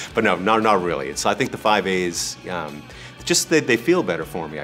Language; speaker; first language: English; native; English